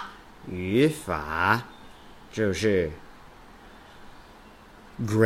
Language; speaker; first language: Chinese; non-native, learner; English